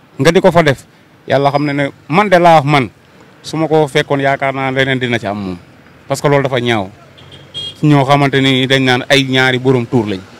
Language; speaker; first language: Wolof; native; Wolof